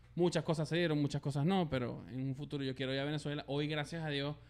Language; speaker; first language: Spanish; native; Spanish